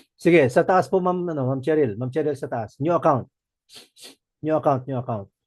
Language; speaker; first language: Filipino; non-native, local second language; Iloko